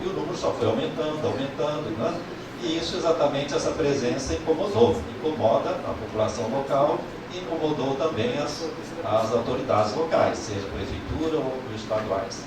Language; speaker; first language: Portuguese; native; Portuguese